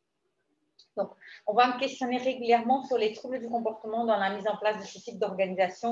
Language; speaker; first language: French; native; French